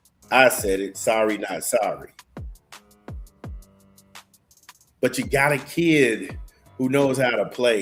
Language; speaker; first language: English; native; English